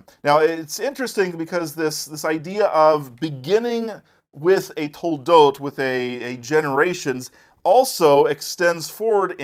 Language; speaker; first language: English; native; English